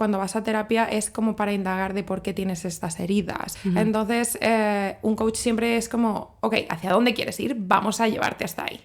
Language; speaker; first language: Spanish; native; Spanish